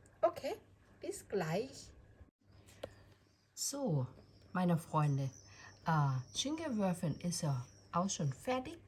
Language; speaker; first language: German; non-native, learner; Thai